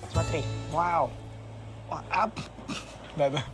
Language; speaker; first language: Russian; non-native, learner; Indonesian